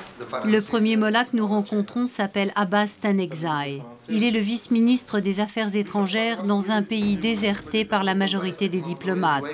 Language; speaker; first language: French; native; French